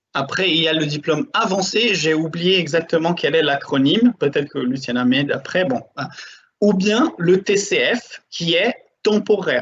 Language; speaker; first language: French; non-native, fluent; Portuguese